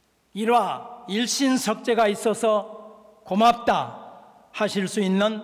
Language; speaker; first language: Korean; native; Korean